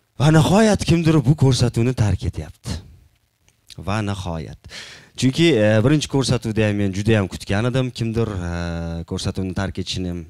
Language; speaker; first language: Uzbek; native; Uzbek